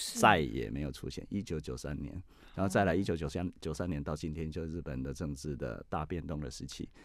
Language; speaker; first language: Chinese; native; Chinese